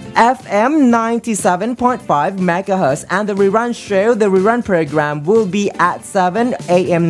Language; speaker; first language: English; non-native, fluent; Thai